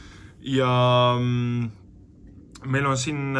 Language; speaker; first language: Estonian; non-native, learner; Spanish